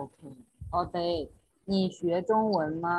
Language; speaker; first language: Chinese; non-native, learner; Thai